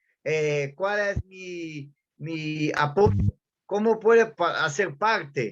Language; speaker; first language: Spanish; non-native, learner; Portuguese